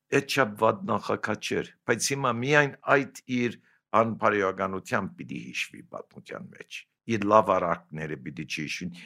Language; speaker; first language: Armenian; native; Armenian